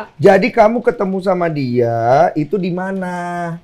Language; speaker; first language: Indonesian; native; Indonesian